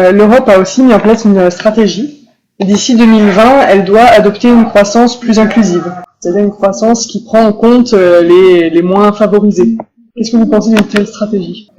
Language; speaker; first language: French; native; French